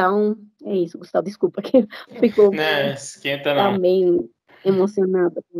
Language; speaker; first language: Portuguese; non-native, fluent; Spanish